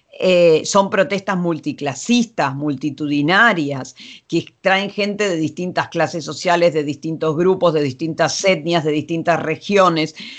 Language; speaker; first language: Spanish; non-native, fluent; Dutch